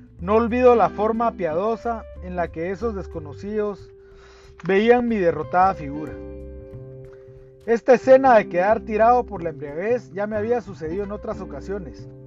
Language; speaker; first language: Spanish; native; Spanish